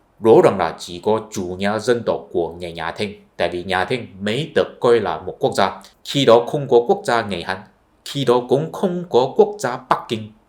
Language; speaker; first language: Vietnamese; non-native, fluent; Chinese